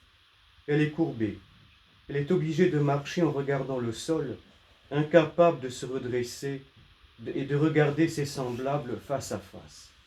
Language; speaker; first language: French; native; French